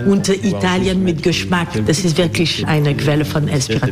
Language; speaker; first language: German; non-native, learner; French